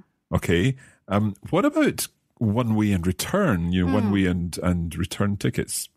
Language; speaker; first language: English; native; English